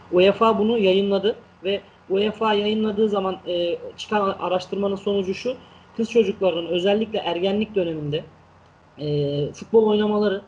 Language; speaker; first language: Turkish; native; Turkish